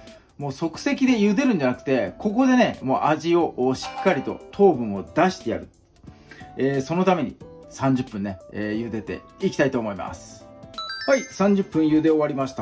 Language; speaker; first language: Japanese; native; Japanese